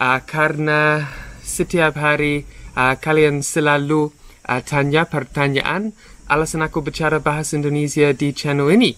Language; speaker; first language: Indonesian; non-native, learner; English